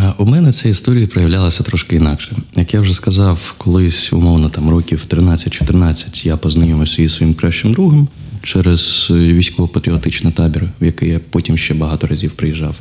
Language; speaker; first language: Ukrainian; non-native, local second language; Russian